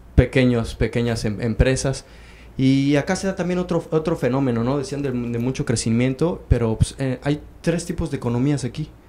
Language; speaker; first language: Spanish; native; Spanish